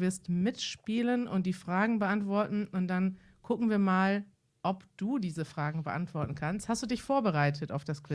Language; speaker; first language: German; native; German